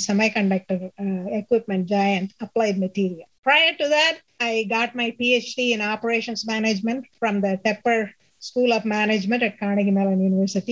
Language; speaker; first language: English; non-native, local second language; Tamil